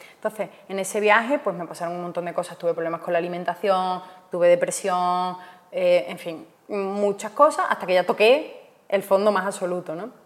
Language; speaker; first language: Spanish; native; Spanish